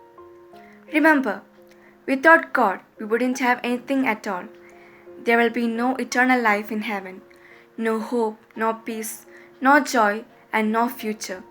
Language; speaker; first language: English; non-native, local second language; Malayalam